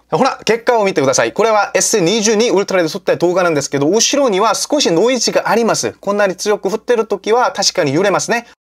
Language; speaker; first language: Japanese; non-native, fluent; Korean